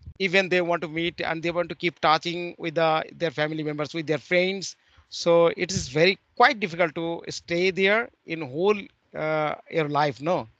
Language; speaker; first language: English; non-native, learner; Bangla